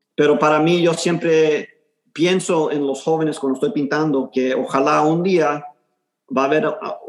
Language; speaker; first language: Spanish; early bilingual, heritage; Spanish